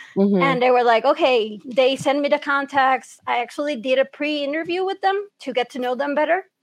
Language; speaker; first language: English; early bilingual, other home language; Spanish